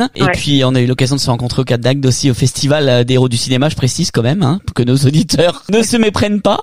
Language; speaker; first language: French; native; French